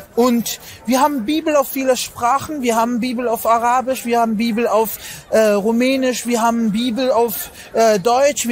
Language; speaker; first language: German; non-native, fluent; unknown